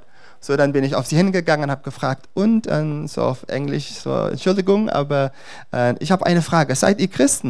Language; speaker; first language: German; non-native, fluent; Dutch